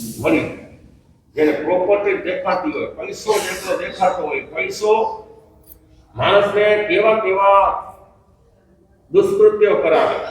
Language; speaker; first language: Gujarati; non-native, local second language; Kachhi